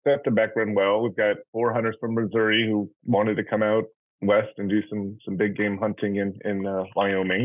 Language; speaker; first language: English; native; English